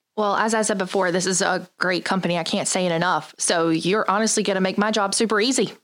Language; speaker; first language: English; native; English